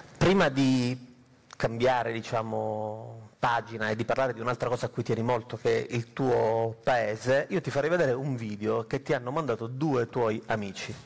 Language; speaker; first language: Italian; native; Italian